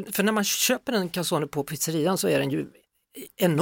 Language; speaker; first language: Swedish; native; Swedish